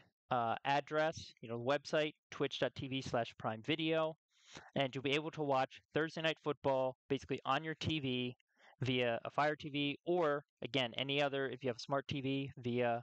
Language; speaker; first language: English; native; English